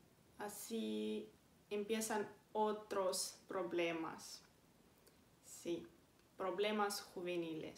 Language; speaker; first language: Spanish; non-native, fluent; Romanian